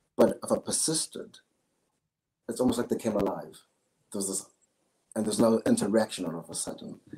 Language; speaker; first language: English; non-native, local second language; Zulu